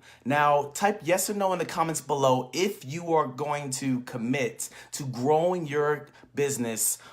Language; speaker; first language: English; native; English